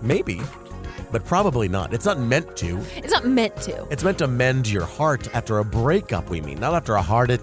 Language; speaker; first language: English; native; English